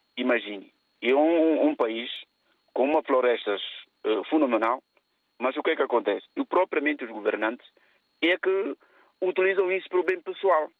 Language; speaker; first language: Portuguese; non-native, local second language; Upper Guinea Crioulo